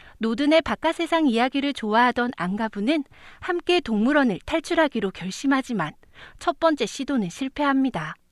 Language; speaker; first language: Korean; native; Korean